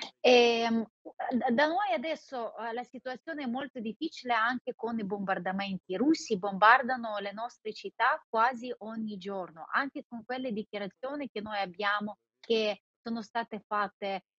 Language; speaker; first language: Italian; non-native, fluent; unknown